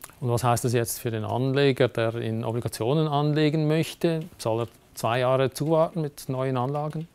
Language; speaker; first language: German; native; German